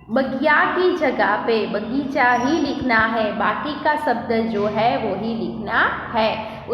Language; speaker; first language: Hindi; non-native, local second language; Gujarati